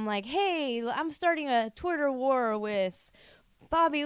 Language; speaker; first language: English; early bilingual, other home language; Korean